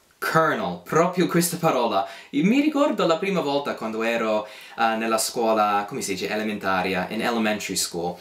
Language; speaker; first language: Italian; non-native, fluent; English